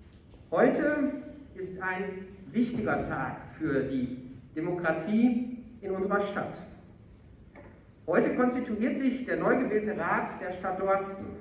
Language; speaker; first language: German; native; German